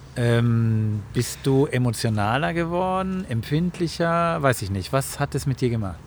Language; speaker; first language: German; native; German